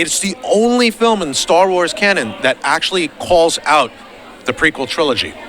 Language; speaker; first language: English; native; English